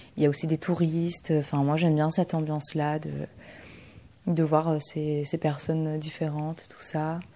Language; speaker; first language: French; early bilingual, other home language; Bulgarian